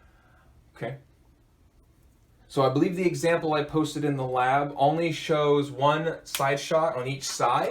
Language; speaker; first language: English; native; English